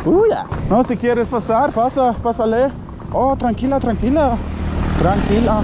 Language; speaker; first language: Spanish; non-native, learner; German